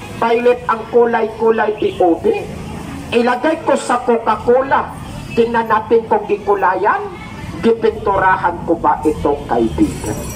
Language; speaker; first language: Filipino; non-native, local second language; Cebuano